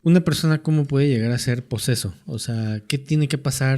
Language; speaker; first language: Spanish; native; Spanish